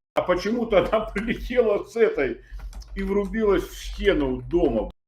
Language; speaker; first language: Russian; native; Russian